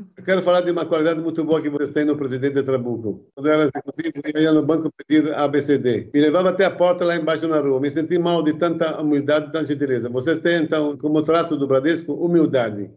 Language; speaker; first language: Portuguese; early bilingual, other home language; Arabic